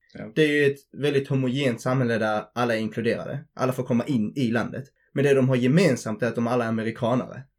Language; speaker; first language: Swedish; early bilingual, other home language; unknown